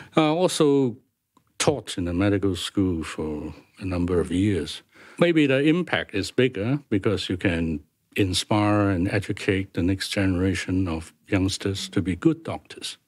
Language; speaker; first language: English; non-native, local second language; Cantonese